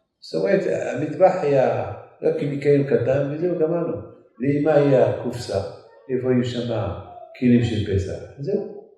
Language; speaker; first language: Hebrew; non-native, fluent; Arabic